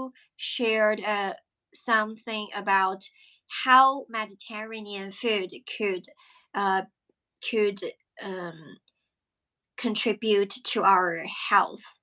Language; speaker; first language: English; non-native, fluent; Chinese